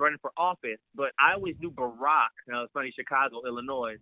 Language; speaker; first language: English; native; English